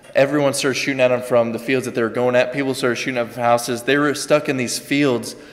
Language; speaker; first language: English; native; English